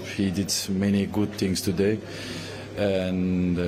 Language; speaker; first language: English; non-native, fluent; Turkish